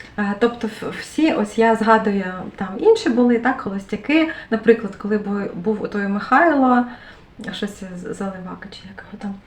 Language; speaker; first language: Ukrainian; native; Ukrainian